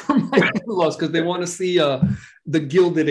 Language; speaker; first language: English; native; English